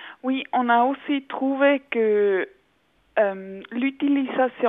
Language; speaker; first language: French; non-native, local second language; German